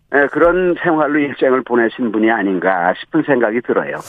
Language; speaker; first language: Korean; native; Korean